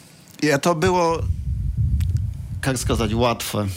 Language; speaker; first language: Russian; non-native, learner; Polish